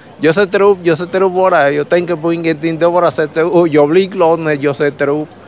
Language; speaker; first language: Swedish; early bilingual, other home language; Spanish